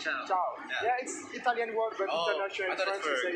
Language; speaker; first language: English; non-native, learner; French